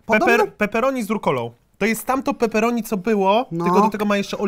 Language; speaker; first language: Polish; native; Polish